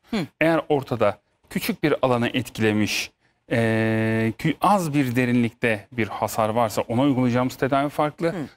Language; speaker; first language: Turkish; native; Turkish